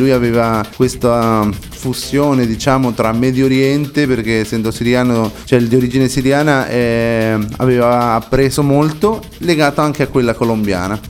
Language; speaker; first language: Italian; non-native, fluent; Spanish